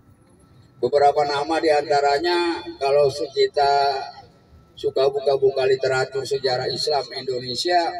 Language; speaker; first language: Indonesian; native; Indonesian